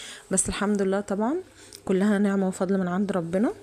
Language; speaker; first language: Arabic; native; Arabic